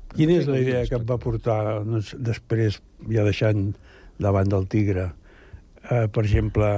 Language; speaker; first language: Catalan; native; Catalan